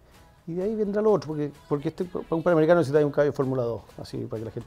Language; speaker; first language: Spanish; native; Spanish